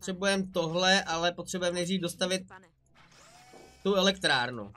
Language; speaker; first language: Czech; native; Czech